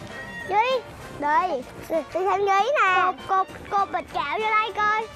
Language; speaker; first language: Vietnamese; native; Vietnamese